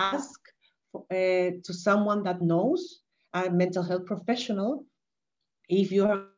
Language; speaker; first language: English; non-native, fluent; Spanish